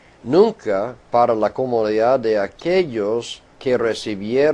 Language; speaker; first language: Spanish; non-native, fluent; English